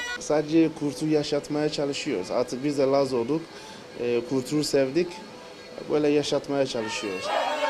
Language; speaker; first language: Turkish; non-native, learner; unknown